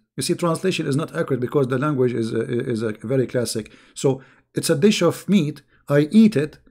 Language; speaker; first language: English; non-native, fluent; Arabic